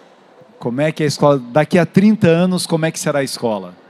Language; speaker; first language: Portuguese; native; Portuguese